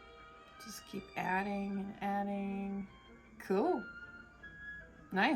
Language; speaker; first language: English; native; English